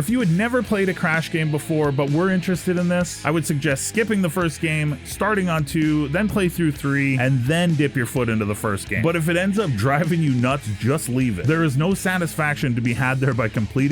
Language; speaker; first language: English; native; English